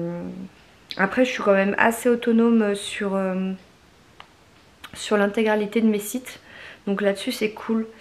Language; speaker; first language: French; native; French